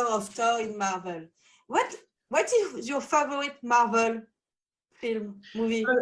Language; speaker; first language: English; non-native, learner; French